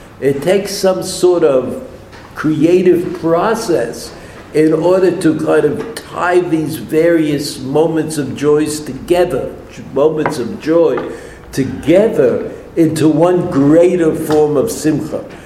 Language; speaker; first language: English; native; English